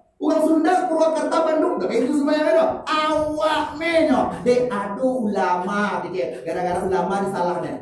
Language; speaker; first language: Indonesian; non-native, local second language; Minangkabau